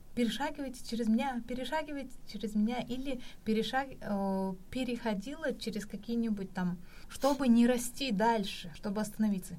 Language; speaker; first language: Russian; non-native, local second language; Kazakh